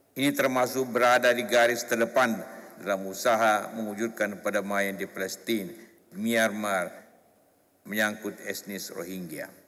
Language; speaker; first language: Indonesian; non-native, local second language; Buginese